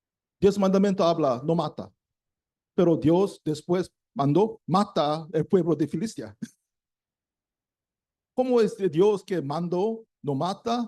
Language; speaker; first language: Spanish; non-native, learner; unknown